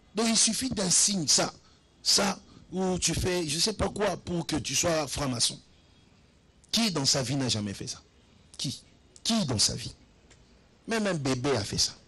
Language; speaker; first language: French; non-native, local second language; Lingala